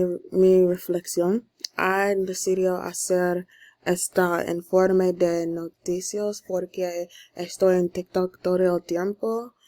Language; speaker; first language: Spanish; non-native, learner; English